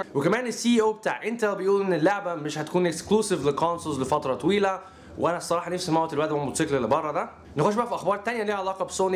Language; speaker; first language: Arabic; native; Arabic